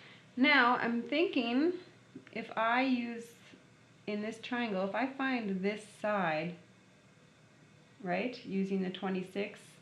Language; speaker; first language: English; native; English